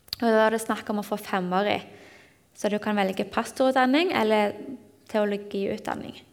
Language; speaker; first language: Norwegian; native; Norwegian